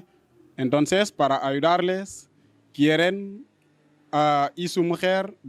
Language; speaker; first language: Spanish; non-native, learner; Wolof